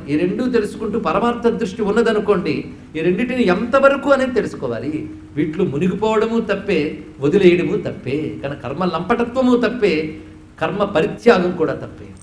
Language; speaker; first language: Telugu; native; Telugu